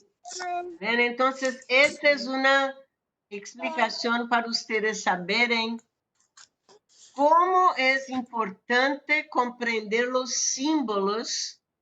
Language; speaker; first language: Spanish; non-native, fluent; Portuguese